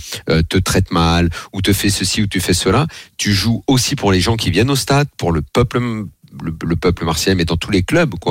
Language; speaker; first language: French; native; French